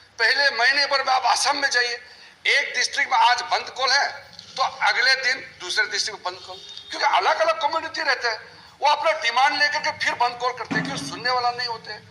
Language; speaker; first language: Hindi; non-native, local second language; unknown